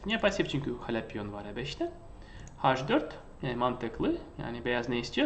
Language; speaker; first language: Turkish; non-native, fluent; Russian